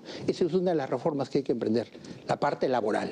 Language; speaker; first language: Spanish; native; Spanish